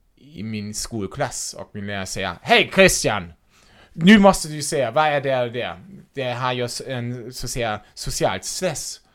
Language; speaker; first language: Swedish; non-native, fluent; German